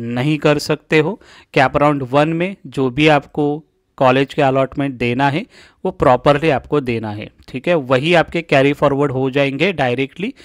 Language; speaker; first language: Hindi; non-native, local second language; Marathi